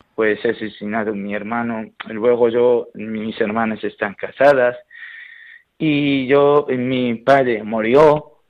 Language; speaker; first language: Spanish; non-native, learner; Arabic